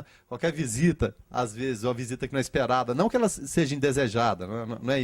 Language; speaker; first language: Portuguese; native; Portuguese